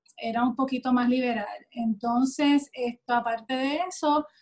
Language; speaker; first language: Spanish; native; Spanish